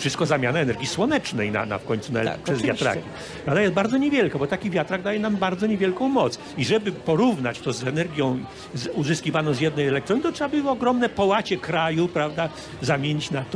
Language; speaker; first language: Polish; native; Polish